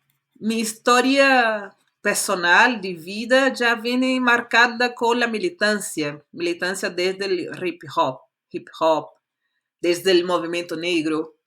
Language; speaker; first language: Spanish; non-native, fluent; Portuguese